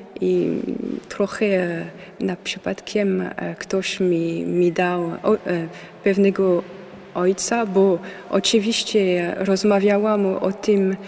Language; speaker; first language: Polish; non-native, learner; French